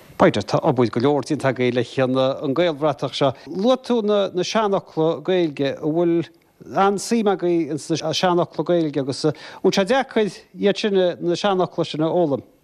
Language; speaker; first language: Irish; native; Irish